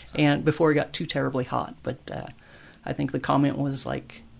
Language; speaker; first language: English; native; English